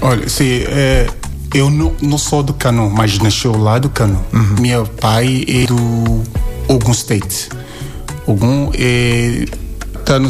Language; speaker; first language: Portuguese; non-native, learner; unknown